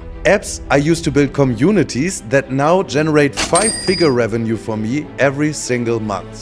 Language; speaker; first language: English; non-native, fluent; German